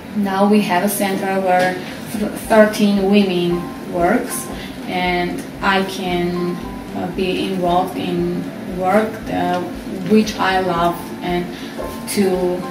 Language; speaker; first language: English; non-native, learner; Armenian